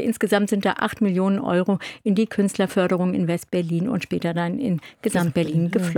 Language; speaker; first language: German; native; German